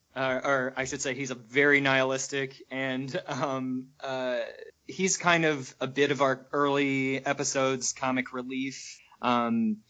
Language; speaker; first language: English; native; English